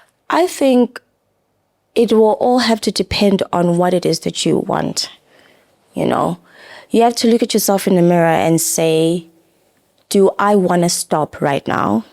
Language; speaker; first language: English; non-native, local second language; Zulu